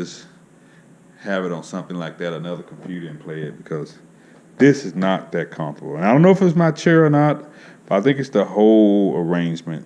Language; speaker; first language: English; native; English